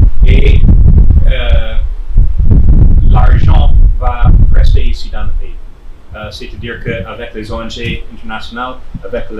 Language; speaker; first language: French; non-native, fluent; English